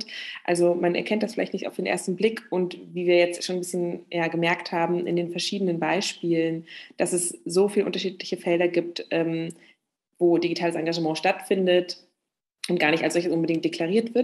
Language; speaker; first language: German; native; German